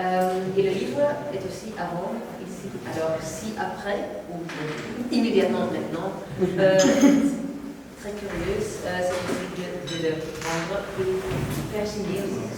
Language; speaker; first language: French; non-native, local second language; Dutch